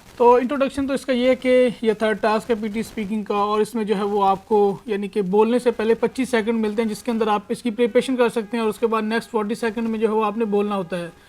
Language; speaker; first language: Urdu; non-native, local second language; Punjabi